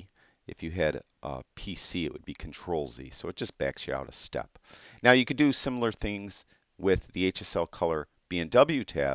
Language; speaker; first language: English; native; English